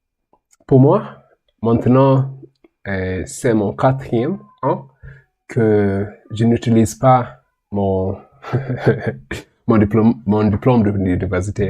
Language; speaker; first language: French; non-native, learner; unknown